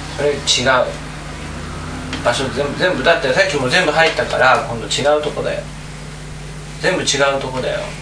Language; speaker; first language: Japanese; native; Japanese